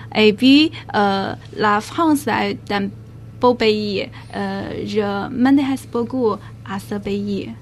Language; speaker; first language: French; non-native, learner; Chinese